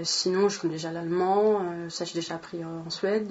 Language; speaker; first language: French; non-native, fluent; Swedish